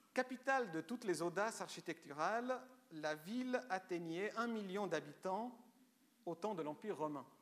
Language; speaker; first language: French; early bilingual, other home language; Romanian